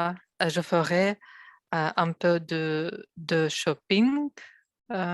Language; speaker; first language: French; non-native, learner; Russian